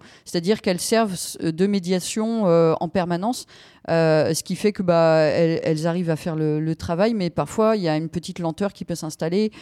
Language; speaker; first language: French; native; French